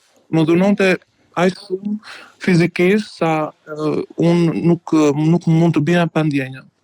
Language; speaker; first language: Albanian; native; Albanian